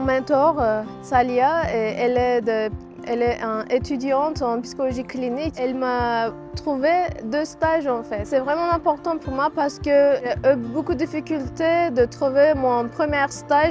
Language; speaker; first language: French; non-native, fluent; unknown